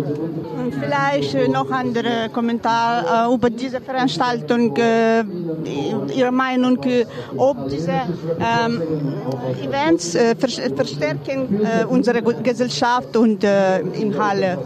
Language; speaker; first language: German; non-native, learner; Ukrainian